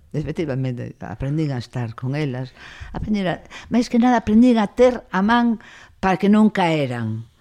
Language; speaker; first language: Galician; non-native, local second language; Spanish